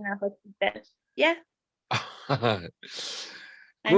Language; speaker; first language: English; non-native, learner; Spanish